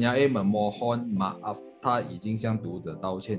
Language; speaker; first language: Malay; non-native, local second language; Chinese